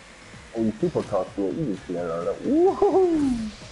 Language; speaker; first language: German; native; German